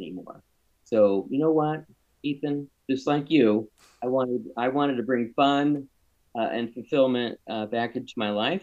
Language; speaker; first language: English; native; English